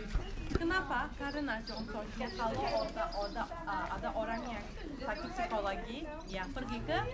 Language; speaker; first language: Indonesian; non-native, fluent; Turkish